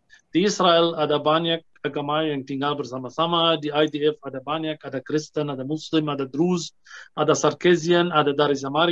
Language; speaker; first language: Indonesian; non-native, fluent; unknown